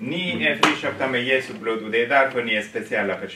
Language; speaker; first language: Swedish; non-native, fluent; Tigrinya